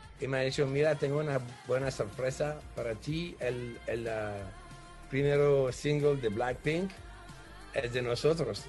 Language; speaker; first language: Spanish; non-native, fluent; French